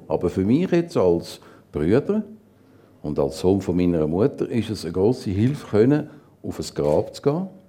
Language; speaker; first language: German; native; German